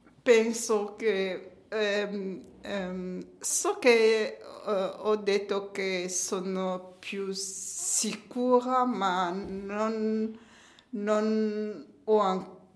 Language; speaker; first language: Italian; non-native, learner; French